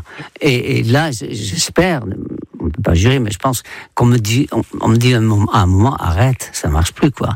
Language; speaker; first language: French; non-native, fluent; Dutch